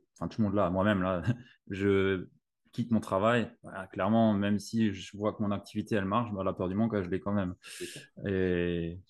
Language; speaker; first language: French; native; French